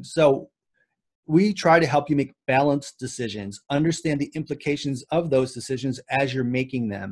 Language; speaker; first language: English; native; English